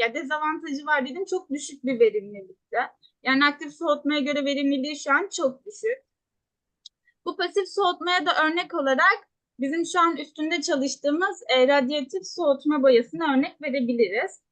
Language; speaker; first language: Turkish; native; Turkish